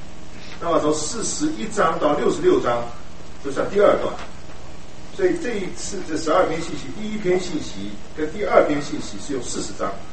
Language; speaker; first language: Chinese; native; Chinese